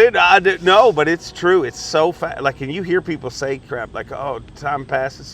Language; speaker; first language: English; native; English